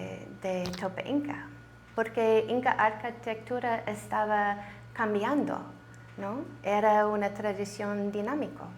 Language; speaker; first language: Spanish; non-native, learner; English